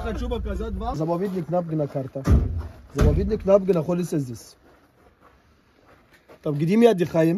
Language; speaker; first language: Russian; non-native, fluent; Arabic